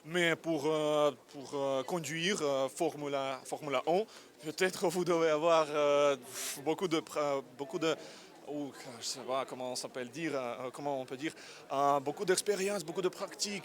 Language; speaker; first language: French; non-native, learner; Russian